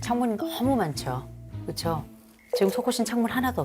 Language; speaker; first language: Korean; native; Korean